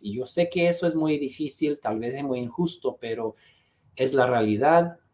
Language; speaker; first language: Spanish; non-native, fluent; English